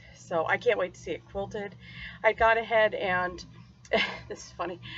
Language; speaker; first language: English; native; English